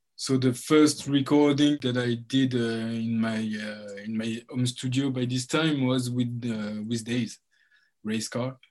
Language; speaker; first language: English; early bilingual, heritage; French